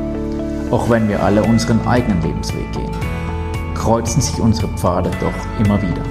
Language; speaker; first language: German; native; German